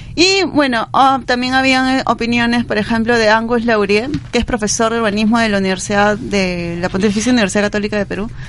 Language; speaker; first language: Spanish; native; Spanish